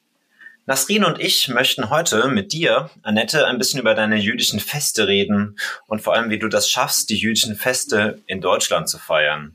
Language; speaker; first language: German; native; German